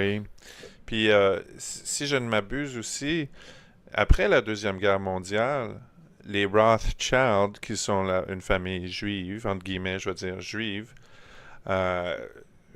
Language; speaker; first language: French; native; French